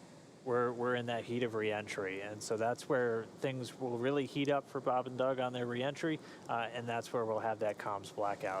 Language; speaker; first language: English; native; English